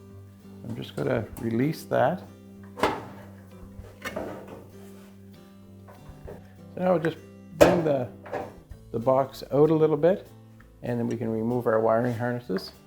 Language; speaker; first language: English; native; English